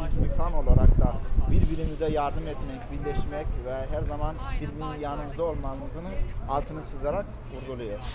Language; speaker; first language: Turkish; non-native, fluent; Persian